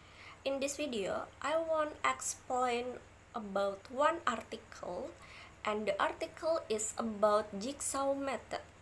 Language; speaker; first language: English; non-native, learner; Indonesian